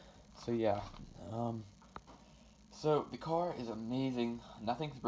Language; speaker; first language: English; native; English